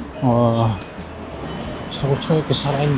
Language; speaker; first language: Korean; native; Korean